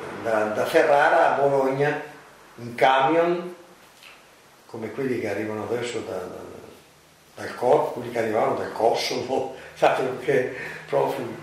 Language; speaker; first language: Italian; non-native, local second language; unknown